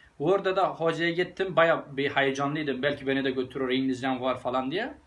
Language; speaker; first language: Turkish; non-native, fluent; Persian